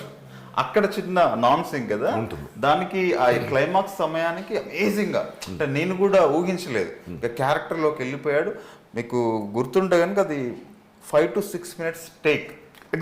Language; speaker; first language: Telugu; native; Telugu